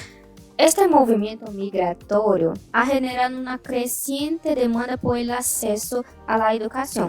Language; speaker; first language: Spanish; non-native, learner; Portuguese